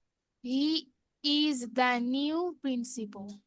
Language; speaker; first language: English; non-native, learner; Bangla